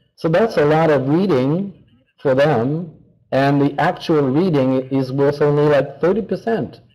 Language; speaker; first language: English; non-native, fluent; French